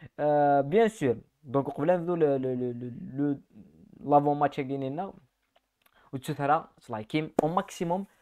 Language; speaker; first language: French; native; French